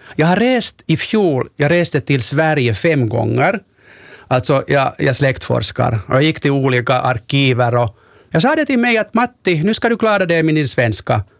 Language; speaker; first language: Swedish; non-native, local second language; Finnish